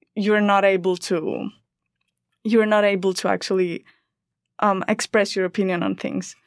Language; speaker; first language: English; non-native, fluent; Greek